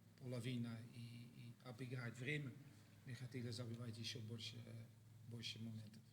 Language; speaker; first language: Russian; non-native, learner; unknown